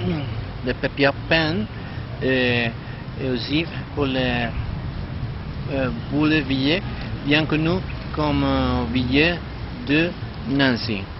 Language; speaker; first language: French; non-native, learner; Spanish